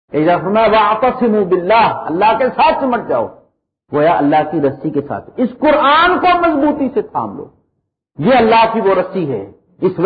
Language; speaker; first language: Urdu; non-native, local second language; Punjabi